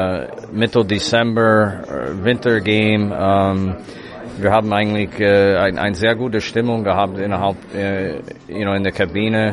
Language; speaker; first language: German; non-native, fluent; English